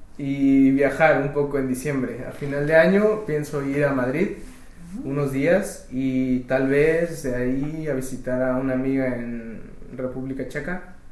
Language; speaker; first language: Spanish; native; Spanish